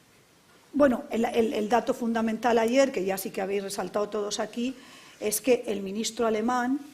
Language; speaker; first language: Spanish; native; Spanish